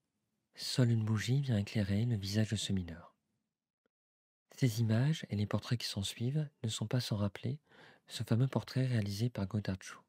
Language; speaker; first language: French; native; French